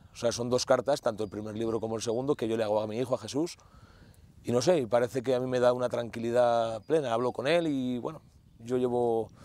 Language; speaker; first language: Spanish; native; Spanish